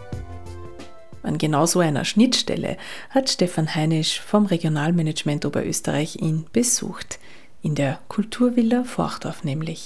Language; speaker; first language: German; native; German